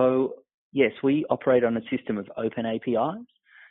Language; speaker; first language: English; native; English